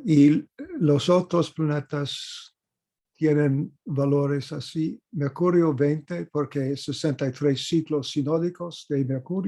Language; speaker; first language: Spanish; non-native, fluent; English